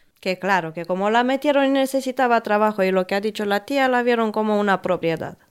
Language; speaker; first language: Spanish; non-native, fluent; Romanian